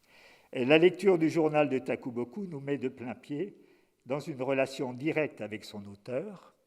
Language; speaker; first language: French; native; French